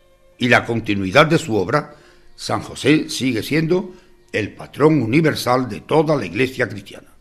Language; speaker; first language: Spanish; native; Spanish